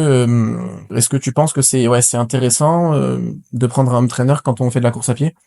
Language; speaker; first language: French; native; French